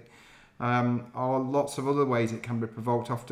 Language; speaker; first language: English; native; English